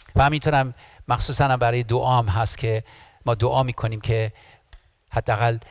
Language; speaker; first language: Persian; early bilingual, heritage; Persian